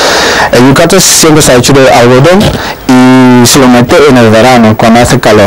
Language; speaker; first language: Spanish; non-native, fluent; Dutch